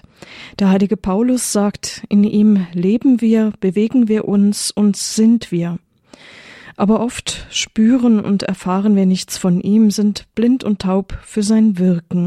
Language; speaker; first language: German; native; German